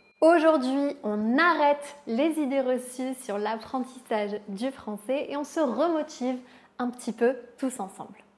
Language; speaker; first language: French; native; French